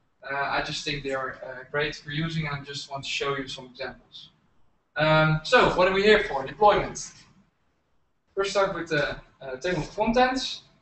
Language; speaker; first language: English; non-native, fluent; Dutch